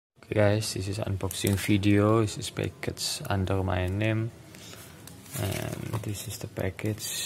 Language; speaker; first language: English; non-native, learner; Indonesian